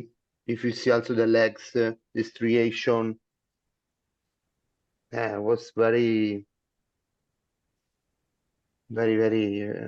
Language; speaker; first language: English; non-native, learner; Italian